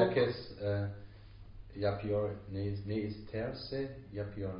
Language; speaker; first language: Turkish; non-native, learner; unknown